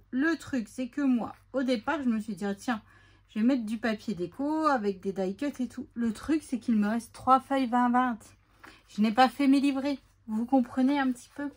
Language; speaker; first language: French; native; French